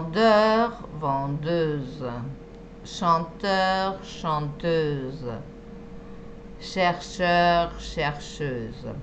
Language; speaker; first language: French; non-native, fluent; Spanish